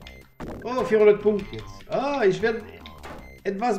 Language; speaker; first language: German; non-native, learner; French